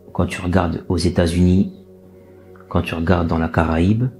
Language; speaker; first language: French; native; French